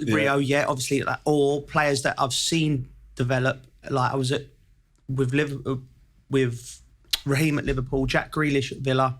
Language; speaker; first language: English; native; English